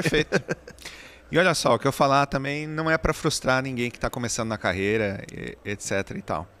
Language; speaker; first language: Portuguese; native; Portuguese